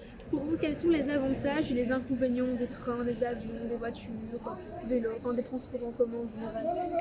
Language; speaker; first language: French; native; French